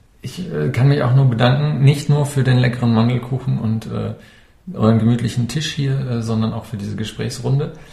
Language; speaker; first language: German; native; German